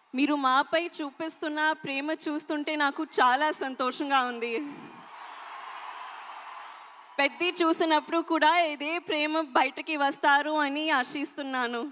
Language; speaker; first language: Telugu; non-native, learner; Hindi